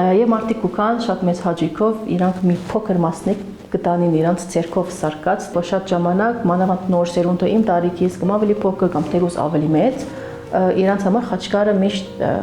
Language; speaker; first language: Armenian; early bilingual, heritage; Armenian